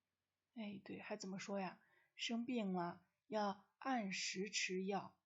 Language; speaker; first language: Chinese; non-native, fluent; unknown